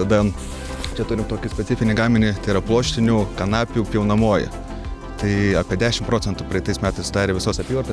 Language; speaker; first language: Lithuanian; native; Lithuanian